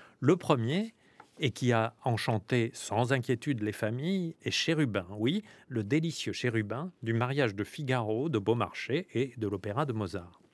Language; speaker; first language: French; native; French